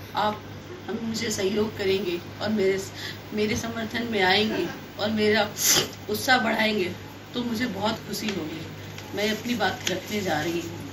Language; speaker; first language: Hindi; native; Hindi